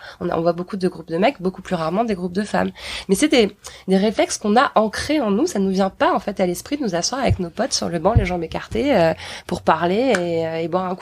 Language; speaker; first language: French; native; French